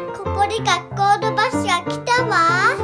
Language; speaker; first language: Japanese; early bilingual, other home language; Uyghur